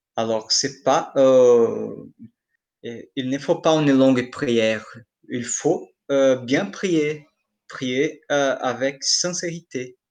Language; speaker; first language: French; non-native, fluent; Portuguese